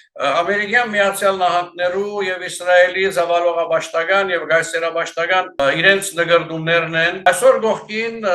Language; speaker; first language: Armenian; early bilingual, heritage; Armenian